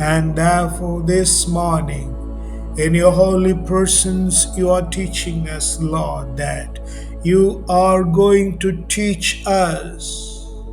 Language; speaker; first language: English; non-native, local second language; Tamil